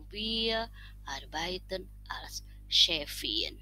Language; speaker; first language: German; non-native, fluent; Indonesian